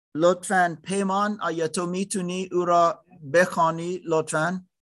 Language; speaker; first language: Persian; non-native, learner; German